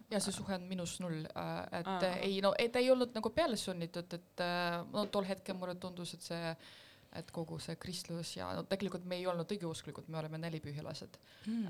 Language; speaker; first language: Estonian; non-native, local second language; Russian